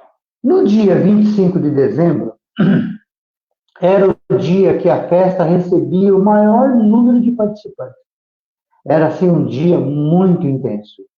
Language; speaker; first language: Portuguese; native; Portuguese